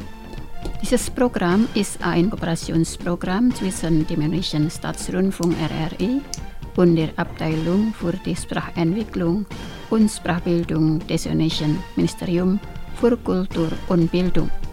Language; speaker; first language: German; non-native, fluent; Indonesian